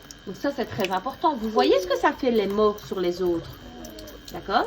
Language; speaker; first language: French; native; French